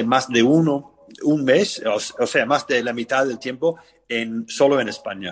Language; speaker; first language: Spanish; non-native, fluent; English